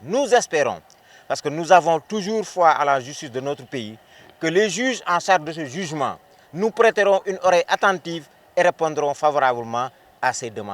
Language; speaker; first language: French; non-native, local second language; Wolof